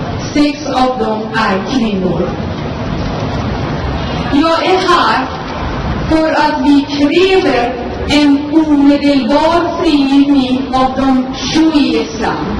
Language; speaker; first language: Swedish; non-native, fluent; Persian